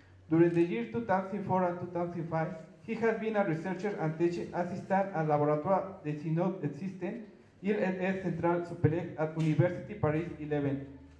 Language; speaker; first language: English; non-native, fluent; Spanish